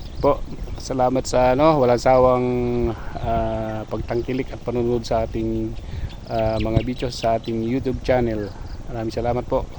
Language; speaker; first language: Filipino; non-native, local second language; Iloko